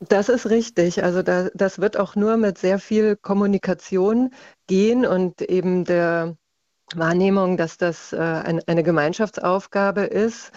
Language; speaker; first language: German; native; German